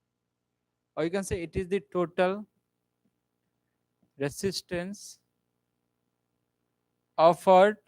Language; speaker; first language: English; non-native, local second language; Hindi